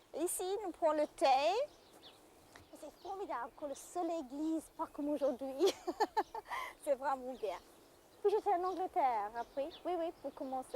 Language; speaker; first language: French; non-native, fluent; English